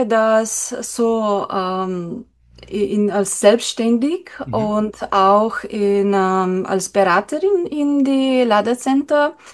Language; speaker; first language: German; non-native, learner; Slovenian